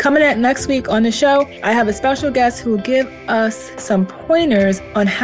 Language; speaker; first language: English; native; English